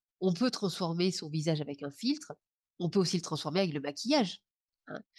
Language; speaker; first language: French; native; French